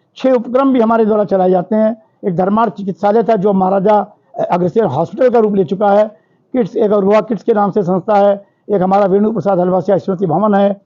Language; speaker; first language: Hindi; native; Hindi